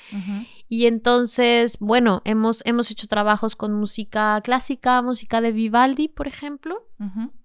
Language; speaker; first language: Spanish; native; Spanish